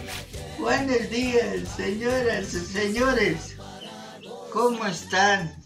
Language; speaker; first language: Spanish; non-native, local second language; Aymara